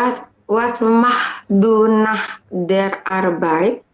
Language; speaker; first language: German; non-native, learner; Indonesian